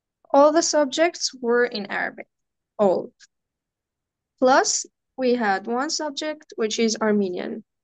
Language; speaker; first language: English; non-native, fluent; Armenian